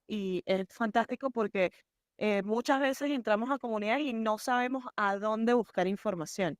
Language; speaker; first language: Spanish; native; Spanish